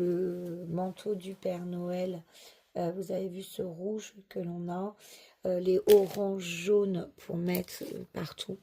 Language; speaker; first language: French; native; French